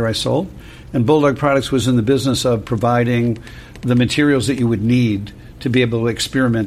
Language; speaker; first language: English; native; English